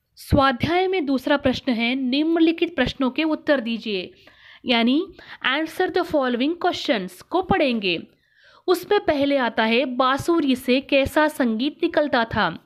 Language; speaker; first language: Hindi; non-native, local second language; Kannada